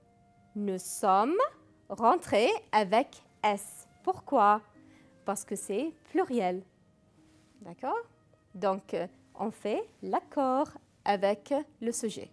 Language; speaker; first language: French; non-native, fluent; Arabic